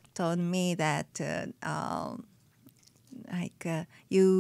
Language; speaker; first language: English; non-native, fluent; Japanese